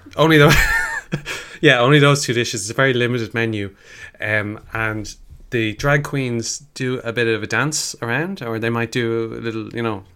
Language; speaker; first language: English; native; English